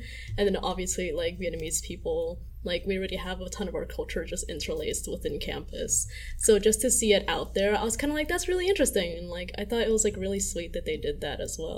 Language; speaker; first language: English; native; English